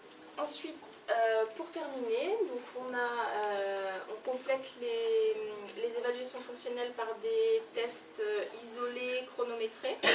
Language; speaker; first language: French; native; French